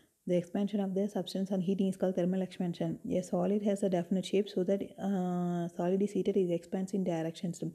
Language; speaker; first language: English; non-native, local second language; Tamil